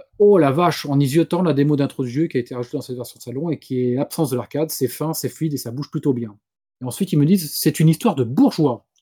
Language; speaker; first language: French; native; French